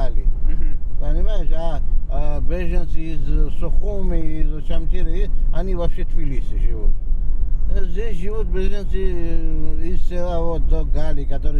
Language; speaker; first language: Russian; non-native, fluent; Georgian